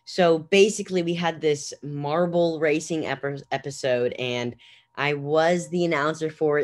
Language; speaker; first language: English; native; English